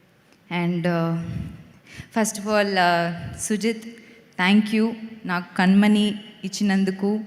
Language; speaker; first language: Telugu; non-native, local second language; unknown